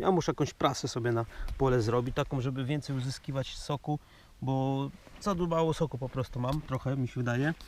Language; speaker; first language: Polish; native; Polish